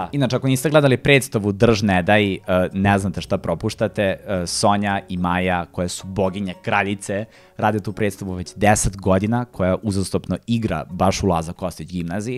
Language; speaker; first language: Serbian; native; Serbian